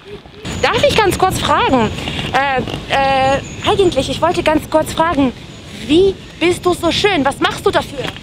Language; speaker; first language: German; non-native, learner; Dutch